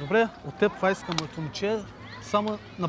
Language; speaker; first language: Bulgarian; non-native, local second language; Turkish